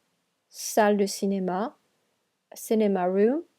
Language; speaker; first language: French; non-native, fluent; English